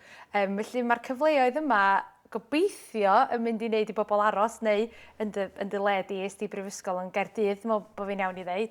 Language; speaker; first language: Welsh; native; Welsh